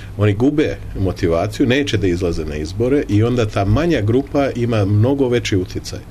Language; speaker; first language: Serbian; early bilingual, heritage; Serbian